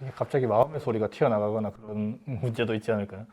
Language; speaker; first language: Korean; native; Korean